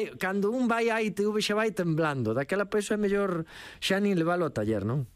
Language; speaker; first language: Galician; native; Galician